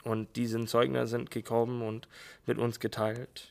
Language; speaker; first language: German; non-native, fluent; English